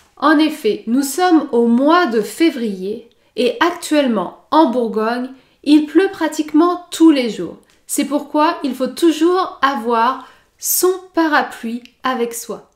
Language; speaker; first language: French; native; French